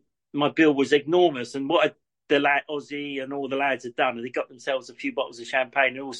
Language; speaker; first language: English; native; English